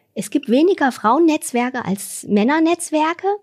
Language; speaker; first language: German; non-native, fluent; Vietnamese